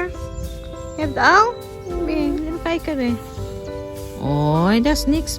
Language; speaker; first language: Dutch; non-native, learner; Cebuano